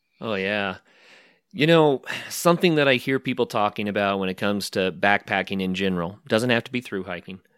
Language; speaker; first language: English; native; English